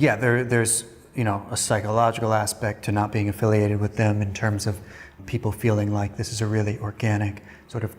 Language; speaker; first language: English; native; English